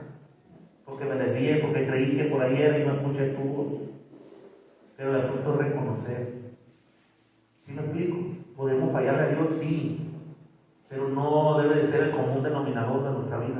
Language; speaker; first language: Spanish; native; Spanish